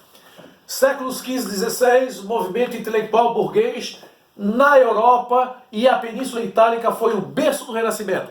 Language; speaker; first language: Portuguese; native; Portuguese